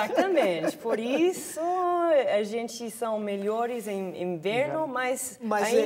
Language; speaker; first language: Portuguese; non-native, fluent; English